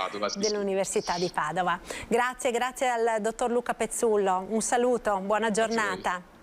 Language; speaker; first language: Italian; native; Italian